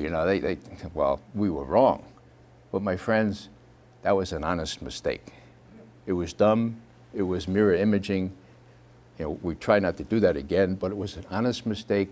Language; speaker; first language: English; native; English